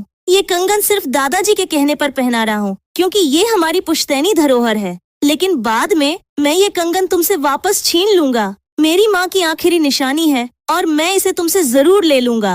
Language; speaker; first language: Hindi; native; Hindi